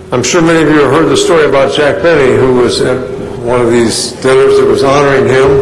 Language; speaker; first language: English; native; English